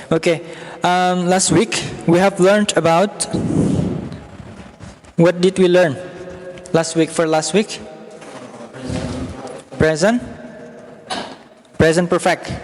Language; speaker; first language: English; non-native, learner; Indonesian